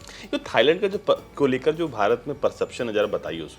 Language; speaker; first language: Hindi; native; Hindi